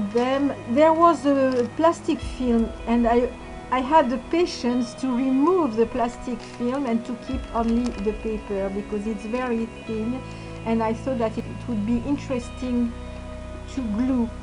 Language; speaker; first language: English; non-native, fluent; French